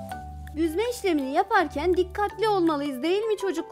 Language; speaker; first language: Turkish; native; Turkish